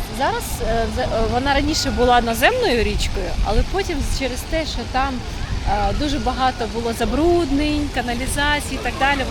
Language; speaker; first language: Ukrainian; native; Ukrainian